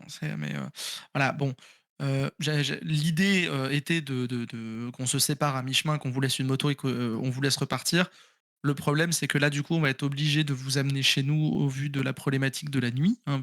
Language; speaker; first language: French; native; French